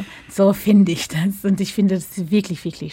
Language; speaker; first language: German; non-native, fluent; English